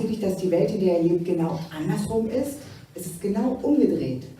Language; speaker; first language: German; native; German